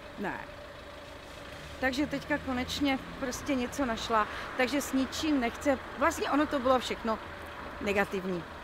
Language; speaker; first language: Czech; native; Czech